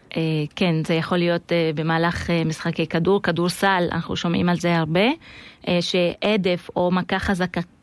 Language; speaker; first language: Hebrew; non-native, local second language; Arabic